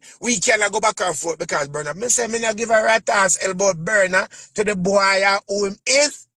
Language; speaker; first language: English; native; English